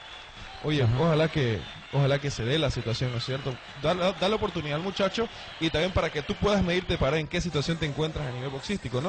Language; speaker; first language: Spanish; native; Spanish